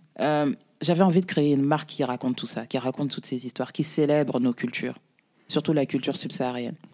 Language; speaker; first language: French; native; French